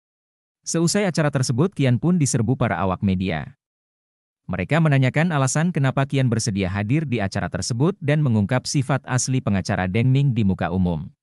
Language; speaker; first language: Indonesian; native; Indonesian